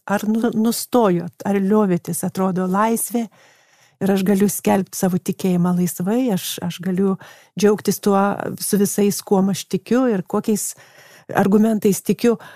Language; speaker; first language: Lithuanian; native; Lithuanian